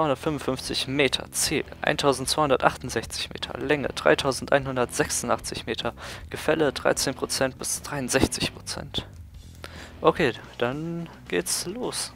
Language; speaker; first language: German; native; German